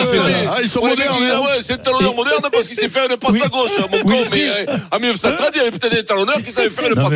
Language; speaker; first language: French; native; French